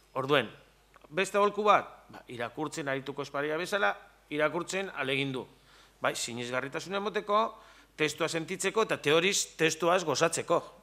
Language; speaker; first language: Basque; native; Basque